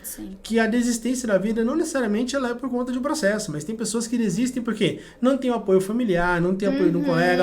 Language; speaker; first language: Portuguese; native; Portuguese